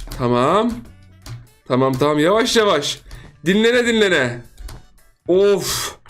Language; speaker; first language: Turkish; native; Turkish